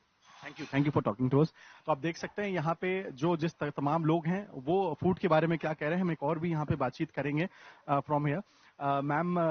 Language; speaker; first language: Hindi; native; Hindi